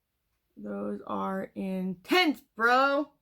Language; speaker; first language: English; native; English